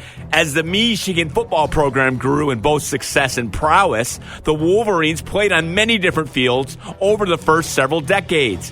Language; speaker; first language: English; native; English